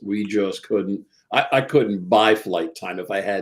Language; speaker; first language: English; native; English